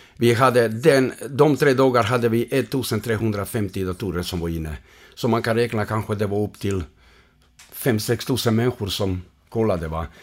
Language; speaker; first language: Swedish; non-native, fluent; Croatian